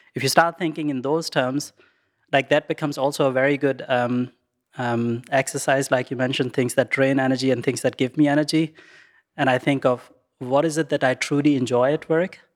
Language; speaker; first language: English; non-native, local second language; Urdu